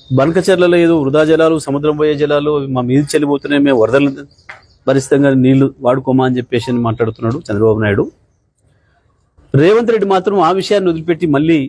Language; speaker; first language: Telugu; native; Telugu